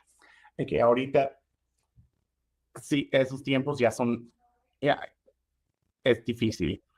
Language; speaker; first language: Spanish; non-native, fluent; English